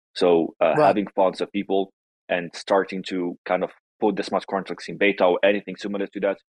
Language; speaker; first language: English; non-native, fluent; Italian